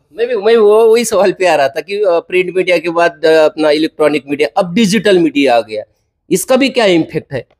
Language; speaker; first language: Hindi; non-native, local second language; Marathi